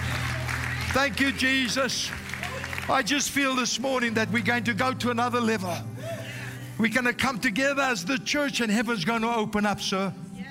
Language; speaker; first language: English; non-native, local second language; Afrikaans